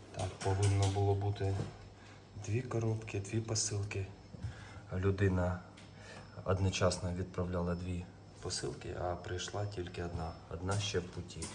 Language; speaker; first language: Ukrainian; non-native, local second language; Russian